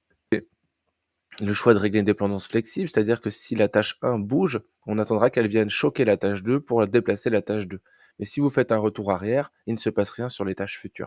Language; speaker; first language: French; native; French